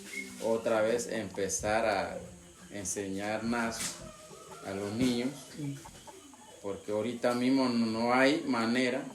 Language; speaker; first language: Spanish; non-native, local second language; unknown